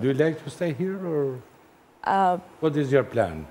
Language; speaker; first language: English; non-native, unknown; Albanian